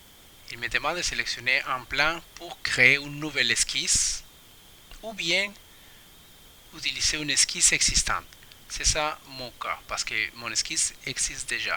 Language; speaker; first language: French; non-native, fluent; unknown